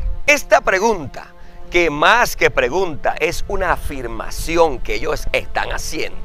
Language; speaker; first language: Spanish; native; Spanish